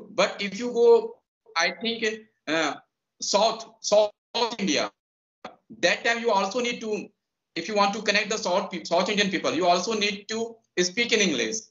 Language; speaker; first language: English; non-native, local second language; Hindi